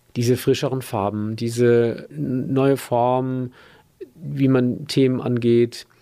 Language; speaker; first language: German; native; German